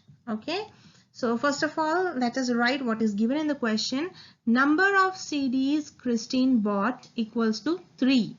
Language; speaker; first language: English; non-native, local second language; Hindi